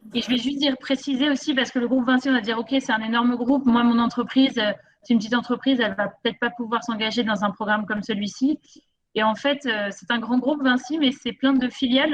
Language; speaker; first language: French; native; French